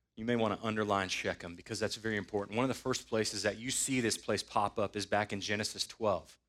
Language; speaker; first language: English; native; English